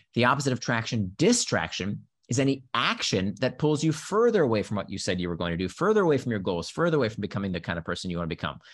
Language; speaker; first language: English; early bilingual, other home language; Hebrew